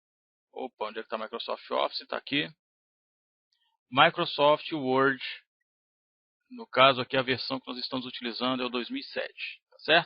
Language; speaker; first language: Portuguese; native; Portuguese